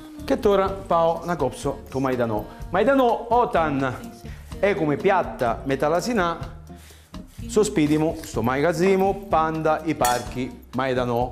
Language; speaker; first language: Greek; non-native, learner; Italian